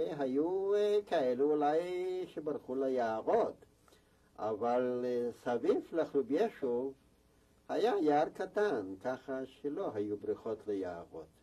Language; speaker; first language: Hebrew; non-native, fluent; Yiddish